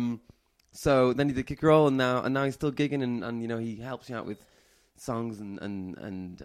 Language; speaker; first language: English; native; English